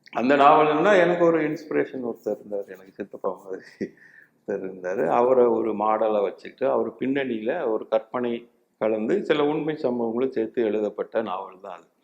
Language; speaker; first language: Tamil; native; Tamil